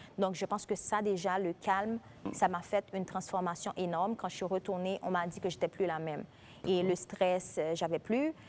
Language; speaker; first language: French; non-native, local second language; Haitian Creole